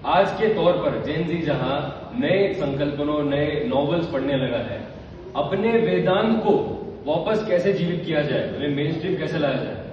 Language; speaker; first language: Hindi; non-native, local second language; Marathi